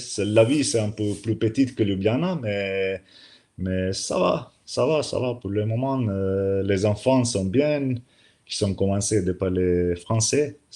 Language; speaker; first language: French; non-native, learner; Slovenian